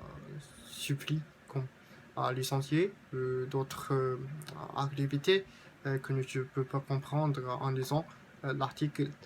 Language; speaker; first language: French; non-native, learner; Japanese